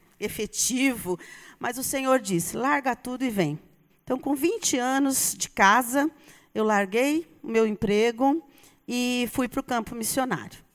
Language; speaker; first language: Portuguese; native; Portuguese